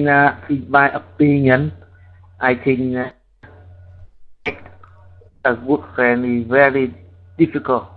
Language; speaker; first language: English; non-native, learner; Vietnamese